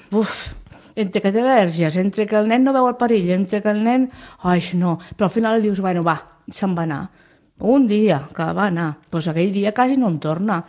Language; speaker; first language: Catalan; non-native, local second language; Spanish